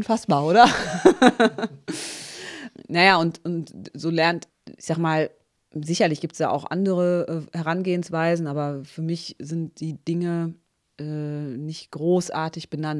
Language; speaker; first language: German; native; German